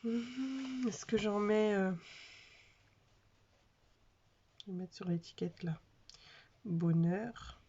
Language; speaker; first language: French; native; French